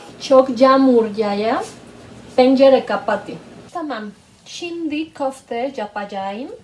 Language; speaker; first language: Turkish; non-native, learner; Spanish